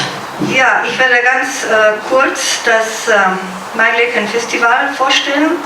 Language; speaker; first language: German; non-native, fluent; Slovenian